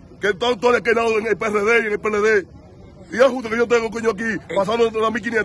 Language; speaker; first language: Spanish; native; Spanish